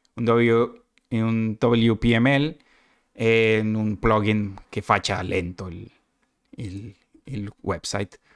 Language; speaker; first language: Italian; non-native, learner; Spanish